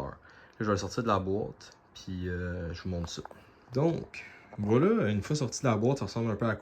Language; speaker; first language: French; native; French